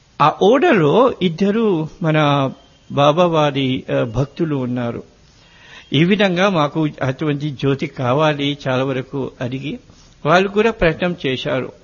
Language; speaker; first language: Telugu; non-native, fluent; Morisyen